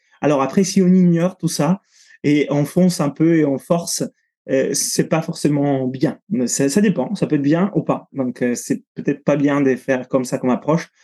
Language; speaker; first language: French; non-native, fluent; Italian